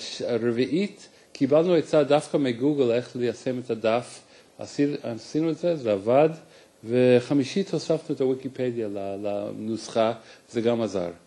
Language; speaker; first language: Hebrew; non-native, fluent; English